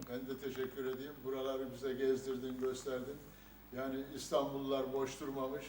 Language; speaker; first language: Turkish; native; Turkish